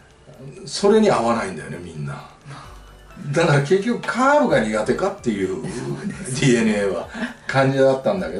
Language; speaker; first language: Japanese; native; Japanese